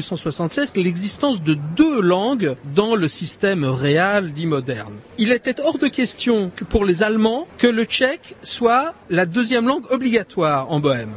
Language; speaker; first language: French; native; French